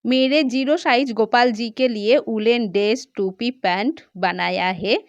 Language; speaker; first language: Hindi; non-native, local second language; Bangla